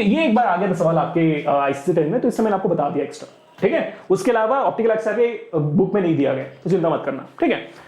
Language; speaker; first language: Hindi; native; Hindi